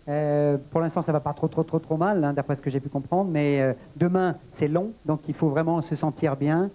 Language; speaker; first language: French; native; French